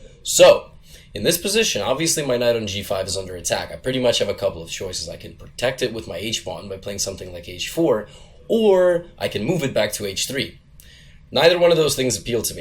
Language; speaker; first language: English; native; English